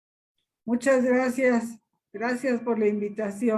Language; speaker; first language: Spanish; early bilingual, other home language; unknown